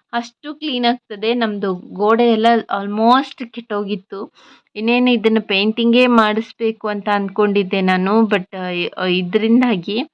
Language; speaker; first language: Kannada; non-native, local second language; Tulu